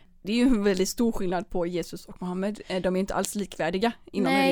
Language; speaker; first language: Swedish; native; Swedish